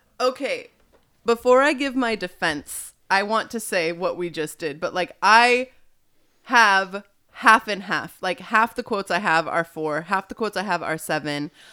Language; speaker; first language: English; native; English